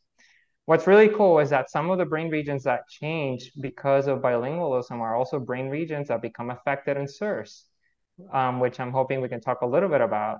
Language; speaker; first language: English; non-native, fluent; Spanish